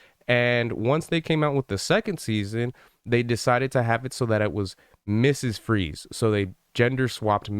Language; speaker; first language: English; native; English